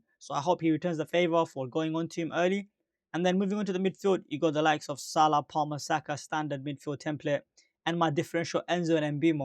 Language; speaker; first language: English; native; English